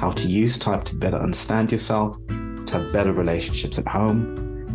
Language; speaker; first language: English; native; English